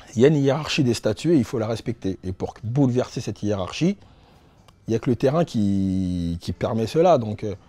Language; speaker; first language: French; native; French